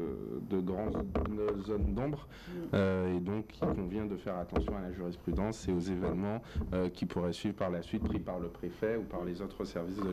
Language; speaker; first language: French; native; French